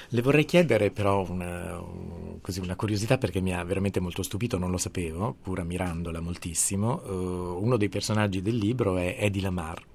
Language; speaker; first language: Italian; native; Italian